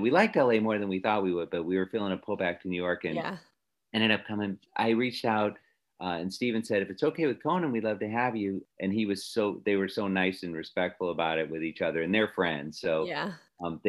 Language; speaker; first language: English; native; English